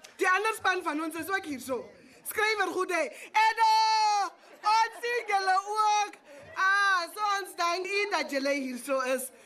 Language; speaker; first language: Afrikaans; non-native, local second language; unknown